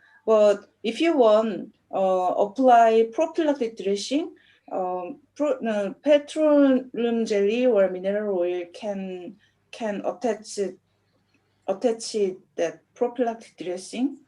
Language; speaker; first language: English; non-native, learner; Korean